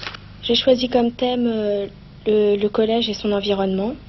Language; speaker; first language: French; early bilingual, other home language; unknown